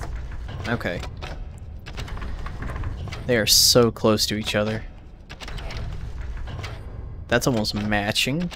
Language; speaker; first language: English; native; English